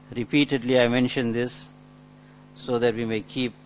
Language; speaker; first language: English; native; English